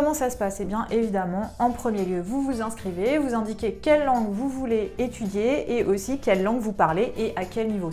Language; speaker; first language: French; native; French